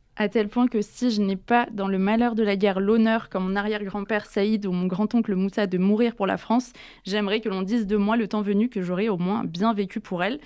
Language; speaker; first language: French; native; French